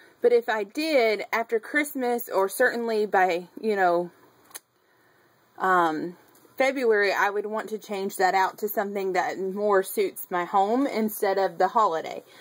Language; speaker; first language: English; native; English